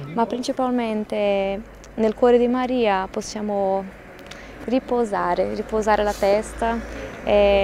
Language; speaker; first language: Italian; non-native, fluent; Portuguese